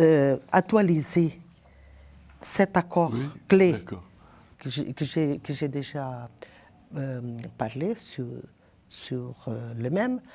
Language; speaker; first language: French; non-native, learner; Portuguese